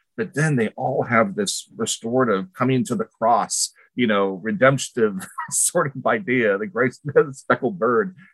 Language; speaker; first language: English; early bilingual, other home language; Spanish